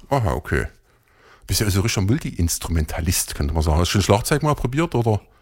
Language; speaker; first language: German; native; German